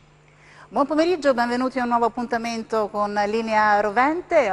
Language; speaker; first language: Italian; native; Italian